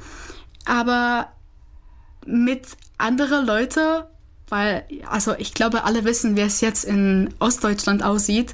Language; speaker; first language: German; non-native, fluent; Czech